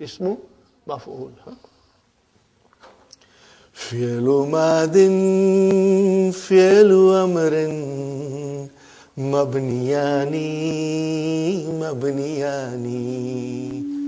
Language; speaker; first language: Arabic; non-native, fluent; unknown